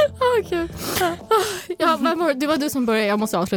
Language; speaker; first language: Swedish; native; Swedish